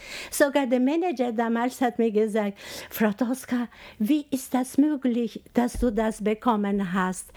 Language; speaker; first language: German; non-native, fluent; Albanian